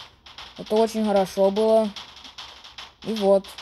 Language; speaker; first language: Russian; early bilingual, heritage; English